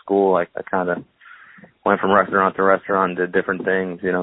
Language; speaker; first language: English; native; English